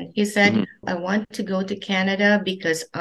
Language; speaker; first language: English; non-native, local second language; Filipino